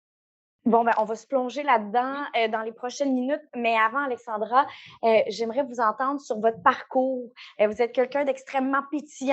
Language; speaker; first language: French; native; French